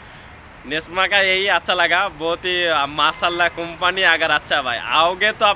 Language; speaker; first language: Hindi; non-native, local second language; Bangla